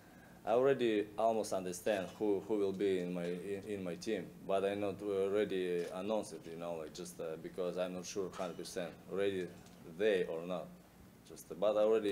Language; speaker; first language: English; non-native, learner; Russian